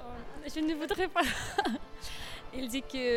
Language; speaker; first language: French; non-native, learner; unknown